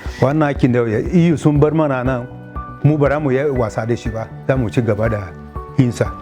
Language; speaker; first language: Hausa; non-native, local second language; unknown